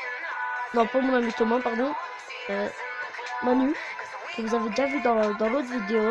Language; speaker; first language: French; native; French